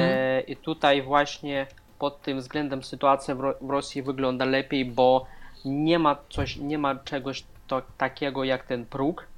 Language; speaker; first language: Polish; non-native, fluent; Russian